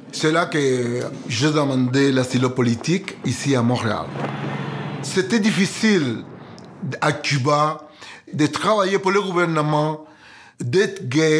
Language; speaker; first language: French; non-native, fluent; Spanish